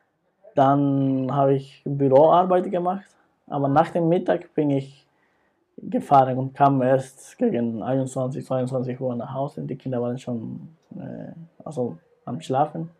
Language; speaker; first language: German; non-native, fluent; Spanish